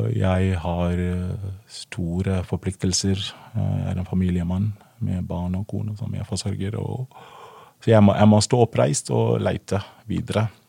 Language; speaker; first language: Norwegian; non-native, fluent; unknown